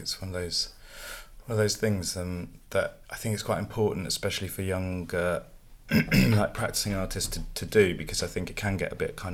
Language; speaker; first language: English; native; English